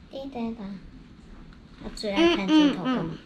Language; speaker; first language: Chinese; native; Chinese